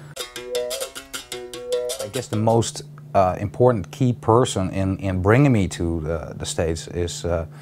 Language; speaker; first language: English; non-native, fluent; Dutch